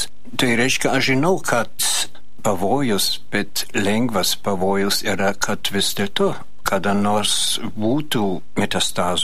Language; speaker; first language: Lithuanian; non-native, fluent; German